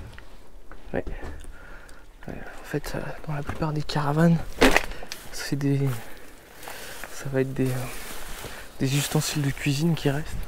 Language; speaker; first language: French; native; French